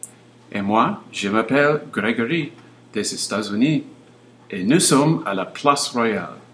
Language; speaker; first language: French; non-native, learner; English